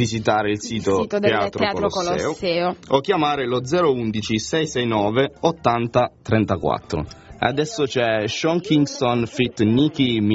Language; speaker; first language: Italian; native; Italian